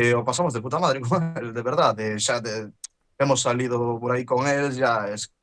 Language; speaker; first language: Spanish; native; Spanish